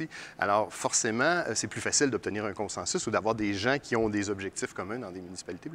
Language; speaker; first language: French; native; French